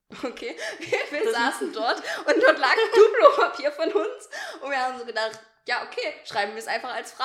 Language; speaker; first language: German; native; German